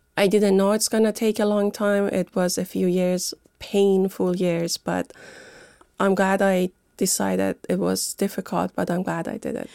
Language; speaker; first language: English; non-native, fluent; Persian